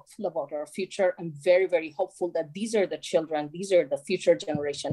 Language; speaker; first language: English; non-native, local second language; Bangla